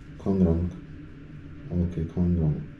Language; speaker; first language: Korean; non-native, learner; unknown